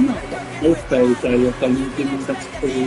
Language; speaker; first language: Finnish; non-native, learner; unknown